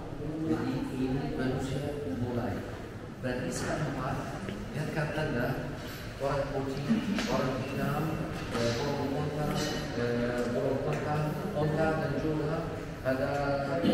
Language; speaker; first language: Indonesian; non-native, learner; Arabic